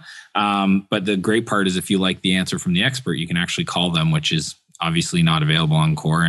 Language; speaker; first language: English; native; English